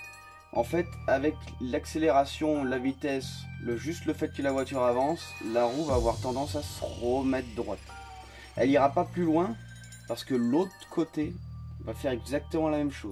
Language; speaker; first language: French; native; French